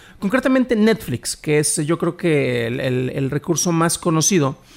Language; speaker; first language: Spanish; native; Spanish